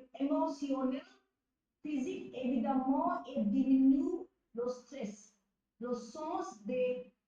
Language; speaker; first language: French; non-native, learner; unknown